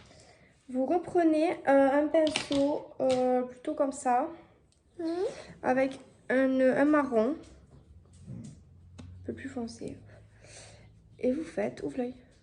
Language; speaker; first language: French; native; French